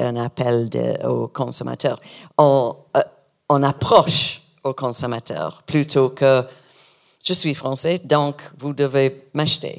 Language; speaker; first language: French; non-native, learner; English